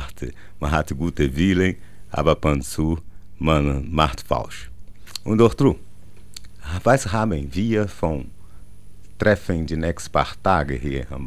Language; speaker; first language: German; non-native, learner; Portuguese